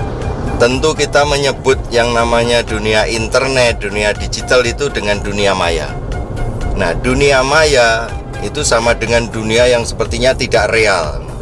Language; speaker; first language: Indonesian; native; Indonesian